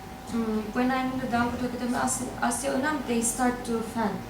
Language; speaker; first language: English; non-native, learner; Turkish